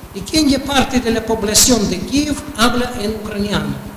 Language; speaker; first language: Spanish; non-native, fluent; Russian